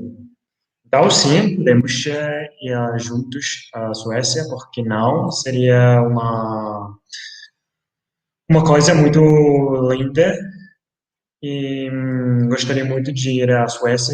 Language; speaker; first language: Portuguese; non-native, fluent; Italian